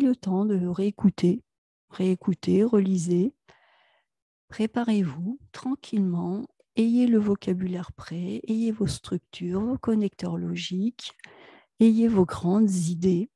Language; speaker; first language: French; native; French